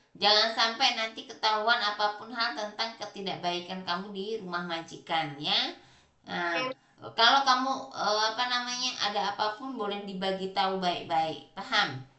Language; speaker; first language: Indonesian; native; Indonesian